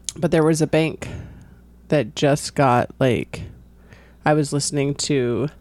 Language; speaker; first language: English; native; English